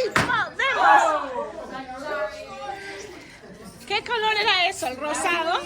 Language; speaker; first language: Spanish; non-native, fluent; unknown